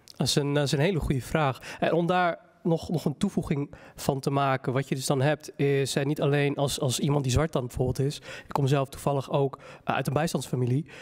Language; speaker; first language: Dutch; early bilingual, other home language; Somali